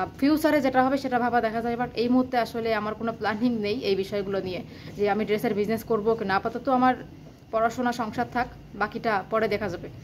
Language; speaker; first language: Bangla; native; Bangla